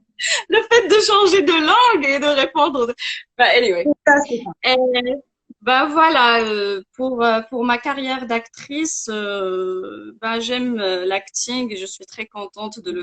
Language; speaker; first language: French; non-native, local second language; Arabic